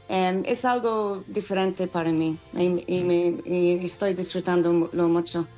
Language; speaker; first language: Spanish; non-native, fluent; English